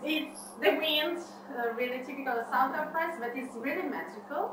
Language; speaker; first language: English; non-native, fluent; Italian